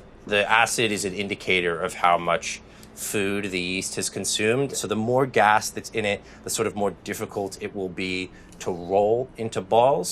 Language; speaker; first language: English; native; English